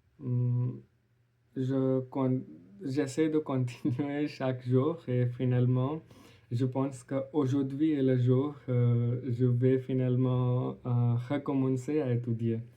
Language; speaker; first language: French; non-native, learner; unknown